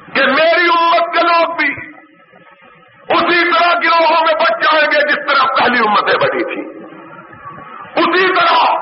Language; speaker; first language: Urdu; non-native, local second language; Punjabi